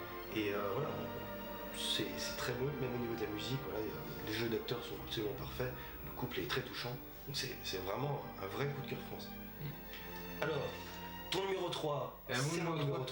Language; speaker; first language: French; native; French